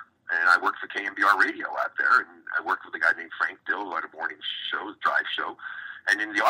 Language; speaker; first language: English; native; English